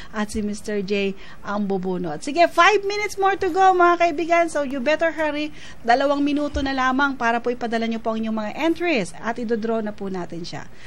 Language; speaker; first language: Filipino; native; Filipino